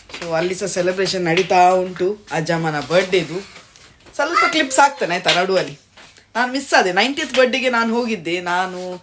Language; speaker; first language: Kannada; native; Kannada